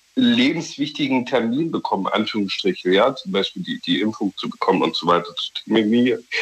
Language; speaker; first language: German; native; German